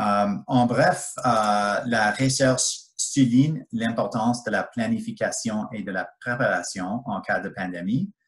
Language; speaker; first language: French; non-native, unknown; English